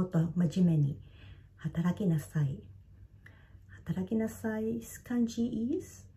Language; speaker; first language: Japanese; non-native, fluent; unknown